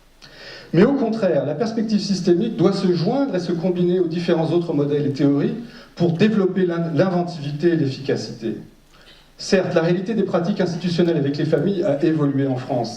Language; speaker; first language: French; native; French